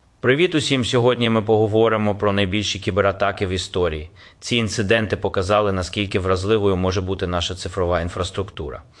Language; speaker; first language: Ukrainian; native; Ukrainian